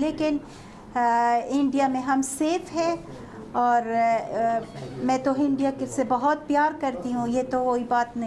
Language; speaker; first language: Hindi; non-native, fluent; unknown